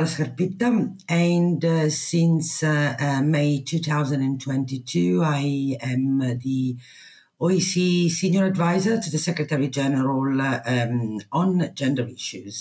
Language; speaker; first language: English; non-native, fluent; Italian